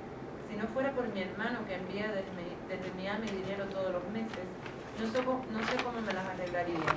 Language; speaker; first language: Spanish; native; Spanish